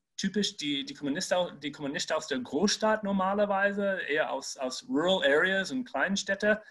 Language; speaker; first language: German; non-native, fluent; English